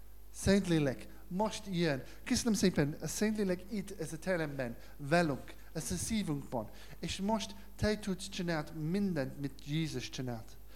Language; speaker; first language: Hungarian; non-native, learner; English